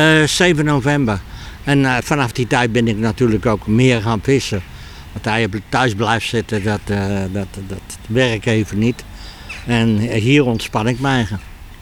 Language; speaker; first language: Dutch; native; Dutch